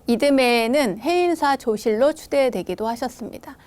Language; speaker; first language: Korean; native; Korean